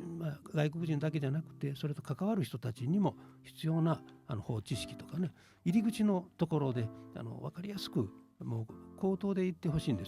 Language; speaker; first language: Japanese; native; Japanese